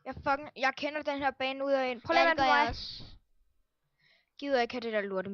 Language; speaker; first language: Danish; native; Danish